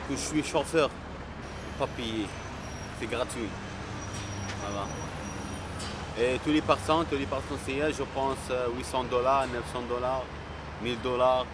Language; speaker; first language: French; non-native, local second language; Arabic